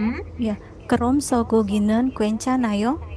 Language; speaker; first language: Korean; non-native, learner; Indonesian